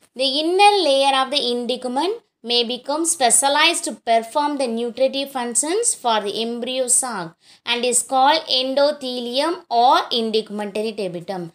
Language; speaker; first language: English; non-native, local second language; Tamil